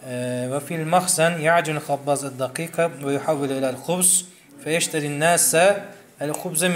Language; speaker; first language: Arabic; non-native, fluent; Turkish